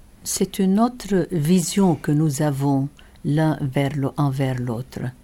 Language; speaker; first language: French; non-native, local second language; Arabic